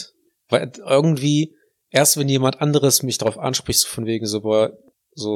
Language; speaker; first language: German; native; German